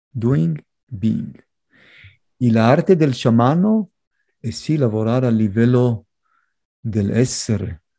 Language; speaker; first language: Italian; non-native, fluent; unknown